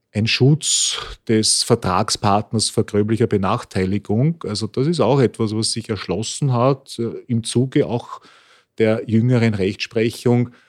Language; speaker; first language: German; native; German